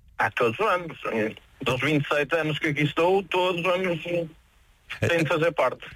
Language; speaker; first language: Portuguese; native; Portuguese